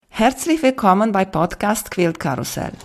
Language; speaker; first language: German; non-native, fluent; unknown